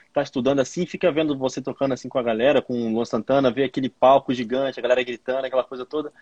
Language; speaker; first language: Portuguese; native; Portuguese